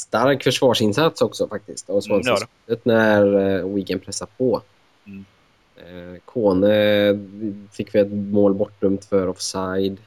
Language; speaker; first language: Swedish; native; Swedish